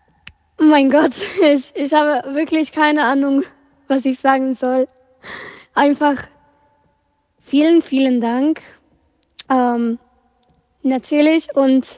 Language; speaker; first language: German; non-native, fluent; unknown